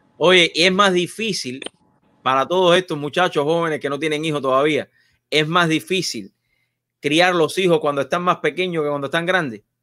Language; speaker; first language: Spanish; native; Spanish